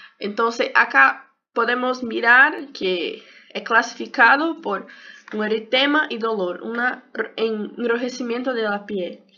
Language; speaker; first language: Spanish; non-native, learner; Portuguese